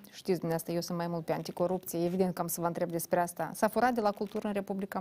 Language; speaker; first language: Romanian; native; Romanian